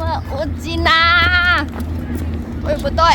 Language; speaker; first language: Chinese; non-native, learner; Mongolian